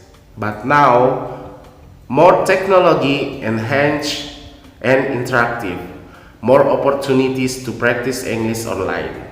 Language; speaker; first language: English; non-native, fluent; Indonesian